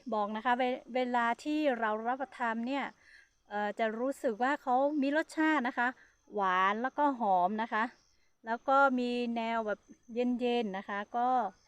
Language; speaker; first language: Thai; non-native, local second language; Hmong